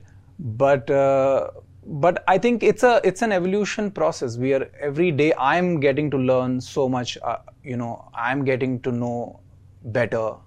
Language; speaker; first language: English; non-native, local second language; Hindi